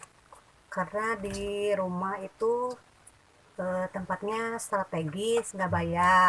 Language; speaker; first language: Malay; non-native, local second language; Sundanese